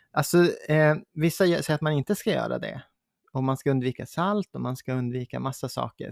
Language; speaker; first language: Swedish; native; Swedish